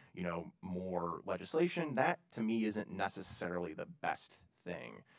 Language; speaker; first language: English; native; English